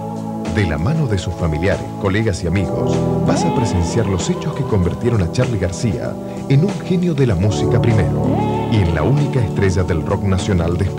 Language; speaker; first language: Spanish; native; Spanish